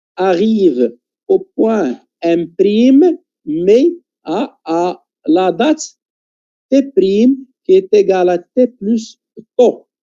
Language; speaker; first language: French; non-native, local second language; Arabic